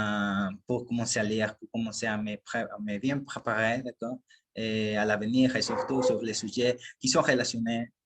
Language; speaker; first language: French; non-native, learner; Spanish